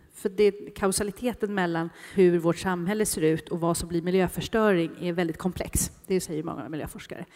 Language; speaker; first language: Swedish; native; Swedish